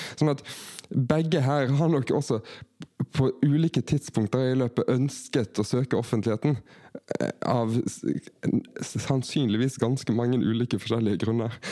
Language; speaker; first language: Norwegian; native; Norwegian